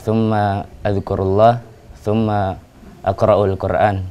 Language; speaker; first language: Arabic; non-native, learner; Indonesian